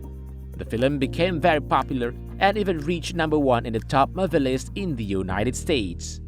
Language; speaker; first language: English; non-native, fluent; Indonesian